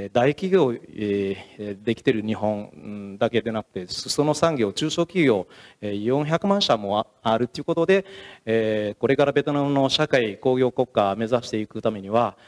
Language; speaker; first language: Japanese; non-native, fluent; Vietnamese